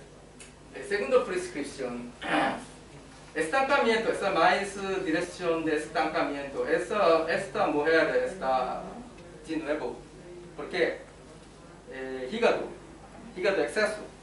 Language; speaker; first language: Spanish; non-native, learner; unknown